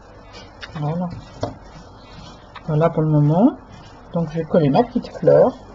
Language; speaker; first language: French; native; French